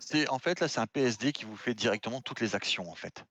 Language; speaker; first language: French; native; French